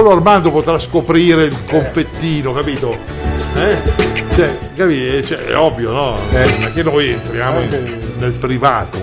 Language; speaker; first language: Italian; native; Italian